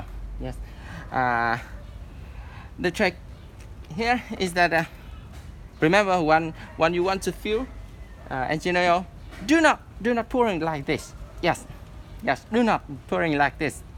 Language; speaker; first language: English; non-native, learner; Vietnamese